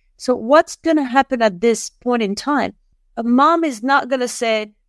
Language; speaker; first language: English; non-native, fluent; French